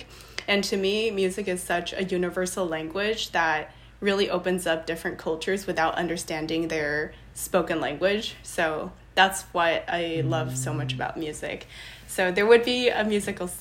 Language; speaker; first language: English; native; English